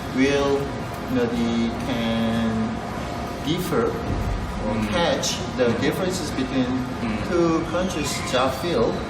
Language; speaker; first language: English; non-native, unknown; Korean